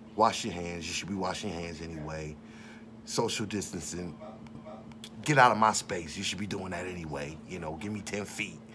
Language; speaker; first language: English; native; English